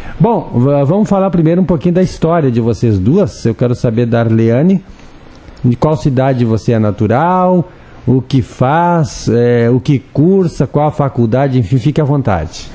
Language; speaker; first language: Portuguese; native; Portuguese